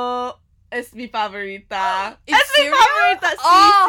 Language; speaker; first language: Spanish; non-native, learner; English